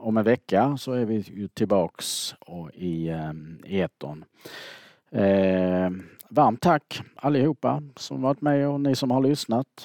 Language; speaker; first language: Swedish; native; Swedish